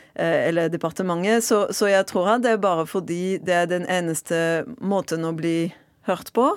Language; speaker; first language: Norwegian; non-native, fluent; French